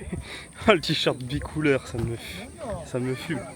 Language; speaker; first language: French; native; French